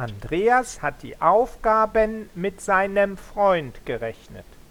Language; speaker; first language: German; non-native, learner; Spanish